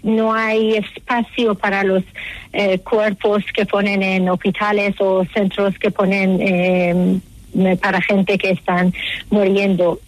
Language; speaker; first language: Spanish; non-native, learner; Persian